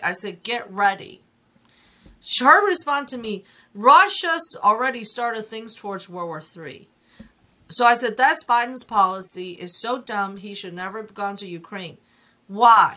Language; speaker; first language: English; non-native, fluent; Chinese